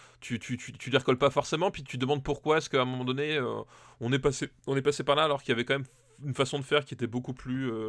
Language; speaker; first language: French; native; French